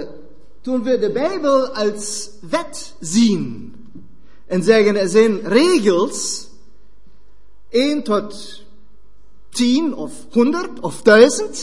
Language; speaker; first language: Dutch; non-native, fluent; German